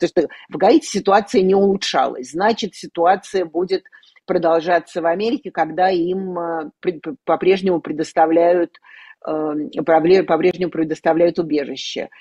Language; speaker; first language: Russian; native; Russian